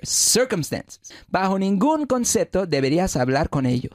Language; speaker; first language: Spanish; non-native, fluent; English